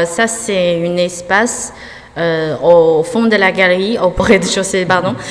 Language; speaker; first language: French; non-native, fluent; Chinese